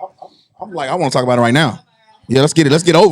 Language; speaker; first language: English; native; English